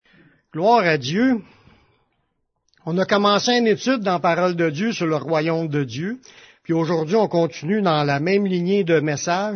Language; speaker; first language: French; native; French